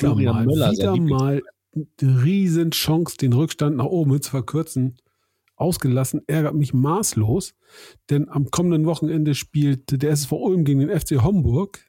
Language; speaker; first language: German; native; German